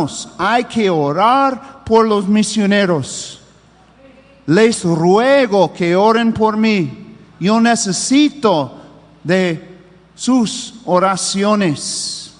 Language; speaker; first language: Spanish; non-native, fluent; English